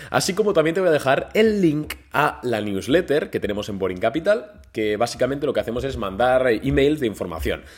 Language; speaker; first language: Spanish; native; Spanish